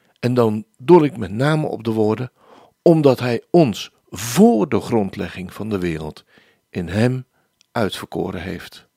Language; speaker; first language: Dutch; native; Dutch